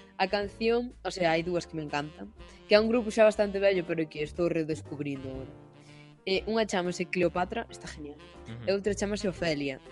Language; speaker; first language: Galician; non-native, local second language; Spanish